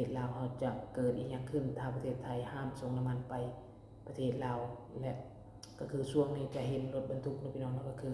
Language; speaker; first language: Thai; non-native, local second language; Lao